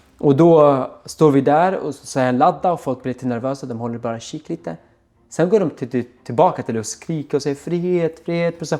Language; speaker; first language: Swedish; non-native, fluent; Arabic